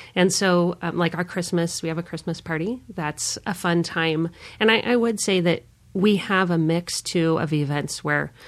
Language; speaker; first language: English; native; English